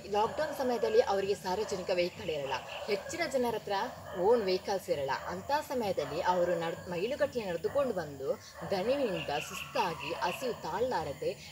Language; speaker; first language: Kannada; native; Kannada